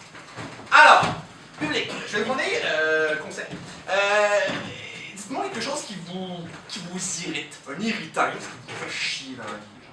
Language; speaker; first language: French; native; French